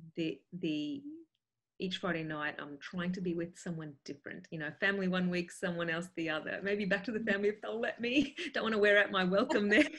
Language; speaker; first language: English; native; English